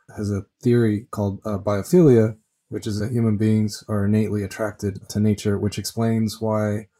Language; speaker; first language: English; early bilingual, other home language; Spanish